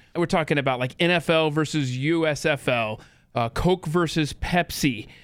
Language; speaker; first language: English; native; English